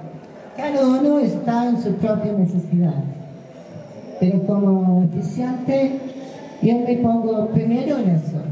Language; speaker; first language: Spanish; non-native, fluent; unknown